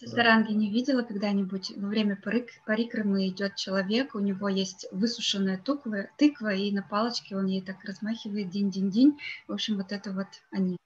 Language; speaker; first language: Russian; native; Russian